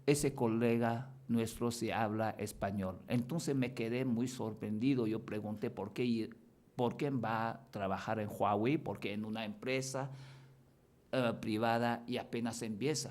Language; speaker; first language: Spanish; non-native, fluent; Chinese